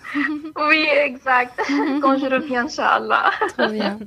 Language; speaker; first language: French; non-native, fluent; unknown